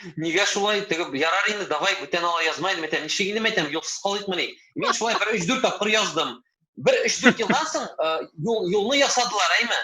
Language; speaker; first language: Tatar; native; Tatar